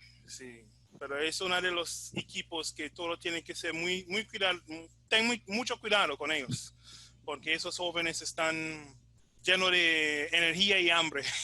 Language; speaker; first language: Spanish; non-native, fluent; English